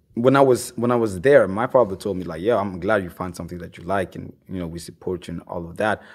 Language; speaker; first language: English; non-native, fluent; Swahili